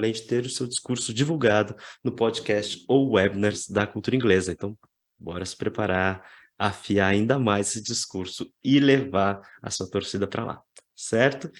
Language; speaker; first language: Portuguese; native; Portuguese